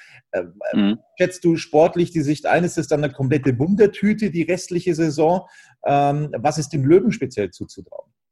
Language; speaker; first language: German; native; German